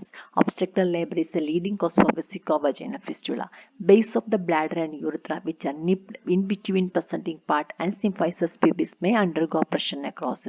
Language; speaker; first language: English; non-native, local second language; Malayalam